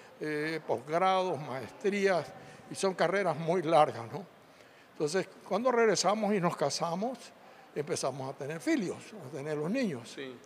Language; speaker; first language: Spanish; native; Spanish